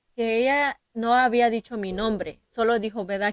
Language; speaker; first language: Spanish; early bilingual, heritage; Spanish